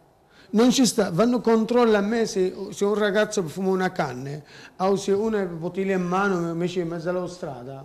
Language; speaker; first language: Italian; non-native, learner; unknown